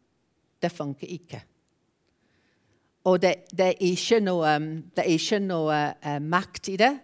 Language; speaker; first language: Norwegian; non-native, fluent; English